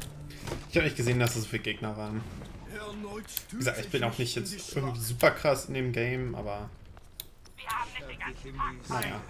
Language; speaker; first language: German; native; German